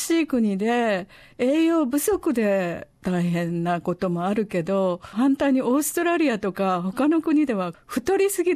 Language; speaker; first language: Japanese; native; Japanese